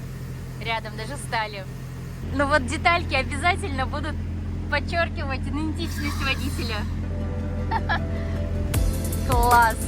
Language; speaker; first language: Russian; native; Russian